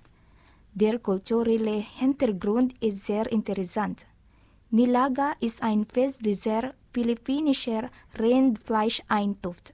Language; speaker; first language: German; non-native, learner; Filipino